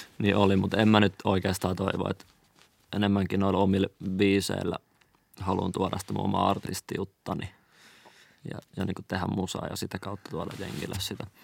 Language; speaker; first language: Finnish; native; Finnish